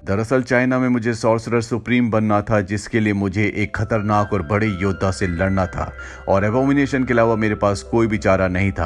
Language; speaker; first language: Hindi; native; Hindi